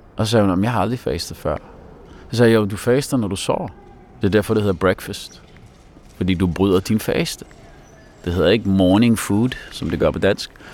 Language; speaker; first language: Danish; early bilingual, other home language; Arabic